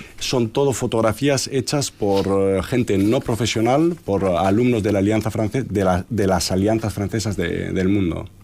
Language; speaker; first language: Spanish; early bilingual, heritage; Spanish